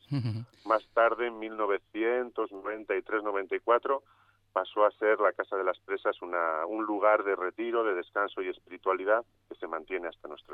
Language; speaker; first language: Spanish; native; Spanish